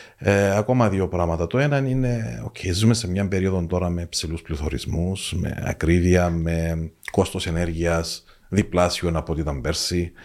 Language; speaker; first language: Greek; native; Greek